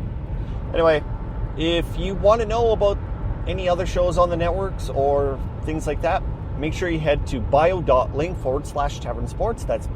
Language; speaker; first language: English; native; English